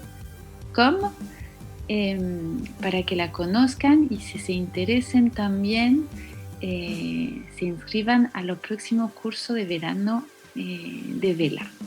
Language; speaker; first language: Spanish; non-native, fluent; French